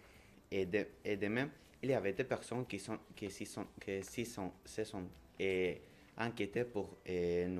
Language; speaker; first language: French; non-native, learner; Spanish